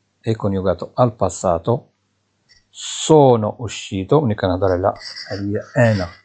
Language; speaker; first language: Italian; non-native, fluent; Arabic